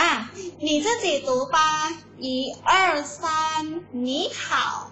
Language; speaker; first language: Chinese; non-native, learner; Thai